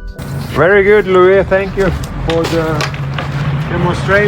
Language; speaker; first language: English; non-native, fluent; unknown